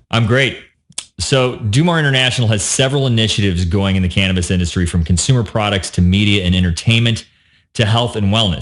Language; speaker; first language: English; native; English